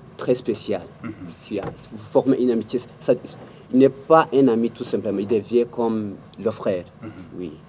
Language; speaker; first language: French; non-native, local second language; Kinyarwanda